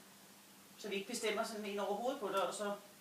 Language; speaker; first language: Danish; native; Danish